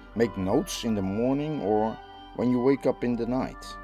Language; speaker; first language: English; non-native, fluent; Dutch